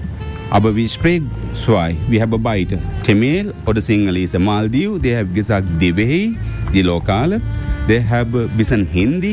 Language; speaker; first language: German; non-native, learner; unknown